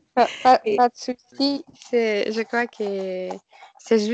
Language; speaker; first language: French; non-native, learner; Russian